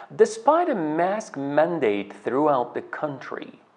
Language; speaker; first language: English; non-native, fluent; Persian